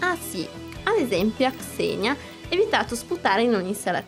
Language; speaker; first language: Italian; native; Italian